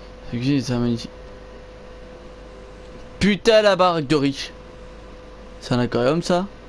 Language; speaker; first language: French; native; French